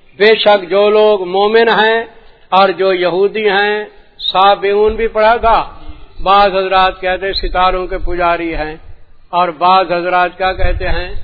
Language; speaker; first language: Urdu; non-native, local second language; Saraiki